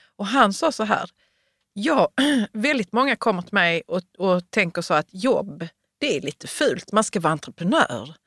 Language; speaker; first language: Swedish; native; Swedish